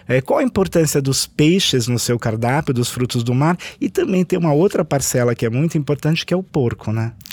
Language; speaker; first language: Portuguese; native; Portuguese